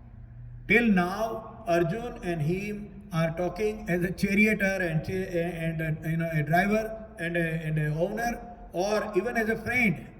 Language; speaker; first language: English; non-native, local second language; Hindi